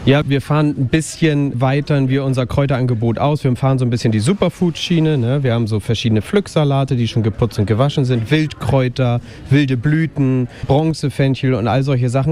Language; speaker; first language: German; native; German